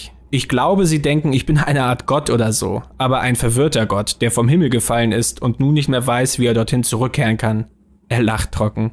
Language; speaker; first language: German; native; German